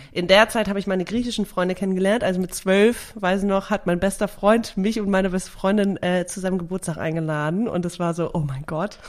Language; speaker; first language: German; native; German